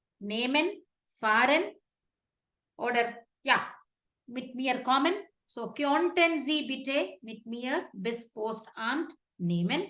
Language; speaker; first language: German; non-native, fluent; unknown